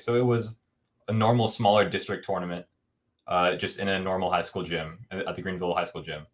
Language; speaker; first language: English; native; English